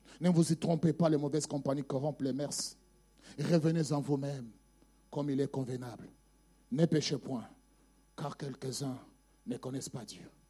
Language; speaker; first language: French; non-native, local second language; Luba-Lulua